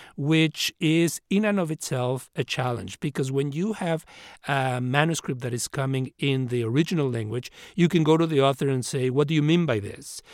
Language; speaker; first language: English; non-native, fluent; Spanish